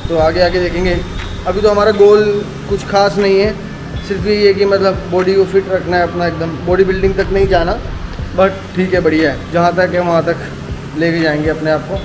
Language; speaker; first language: Hindi; native; Hindi